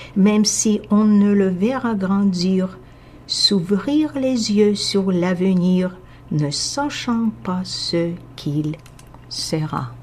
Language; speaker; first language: French; non-native, fluent; Russian